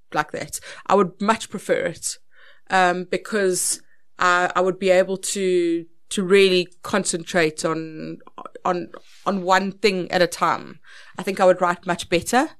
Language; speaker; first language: English; native; English